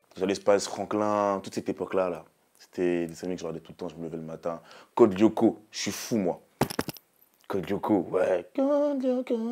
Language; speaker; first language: French; early bilingual, other home language; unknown